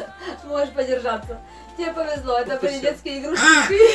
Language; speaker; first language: Russian; native; Russian